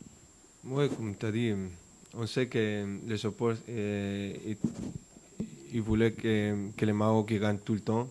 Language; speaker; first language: French; non-native, fluent; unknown